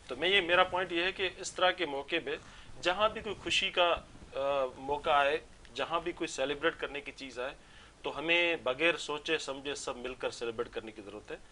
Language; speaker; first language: Urdu; non-native, local second language; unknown